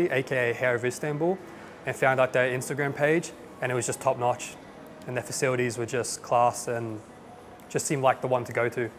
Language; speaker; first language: English; native; English